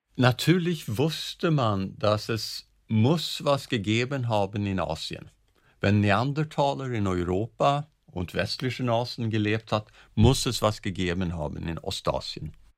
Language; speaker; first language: German; non-native, fluent; Swedish